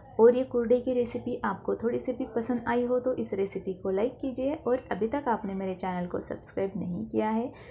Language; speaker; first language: Hindi; non-native, local second language; Marathi